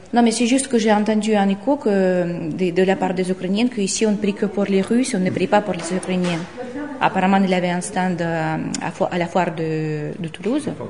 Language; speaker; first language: French; non-native, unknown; Russian